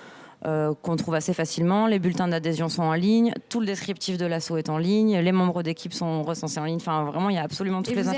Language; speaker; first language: French; native; French